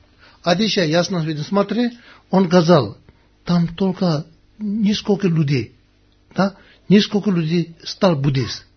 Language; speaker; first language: Russian; non-native, learner; Tibetan